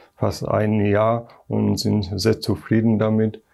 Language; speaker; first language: German; non-native, fluent; Polish